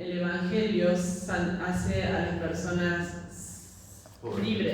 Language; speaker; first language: Spanish; native; Spanish